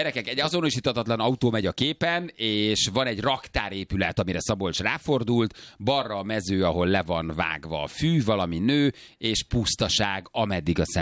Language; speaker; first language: Hungarian; native; Hungarian